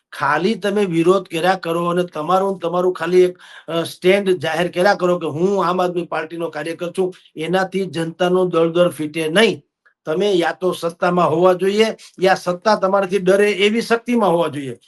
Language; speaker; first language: Gujarati; native; Gujarati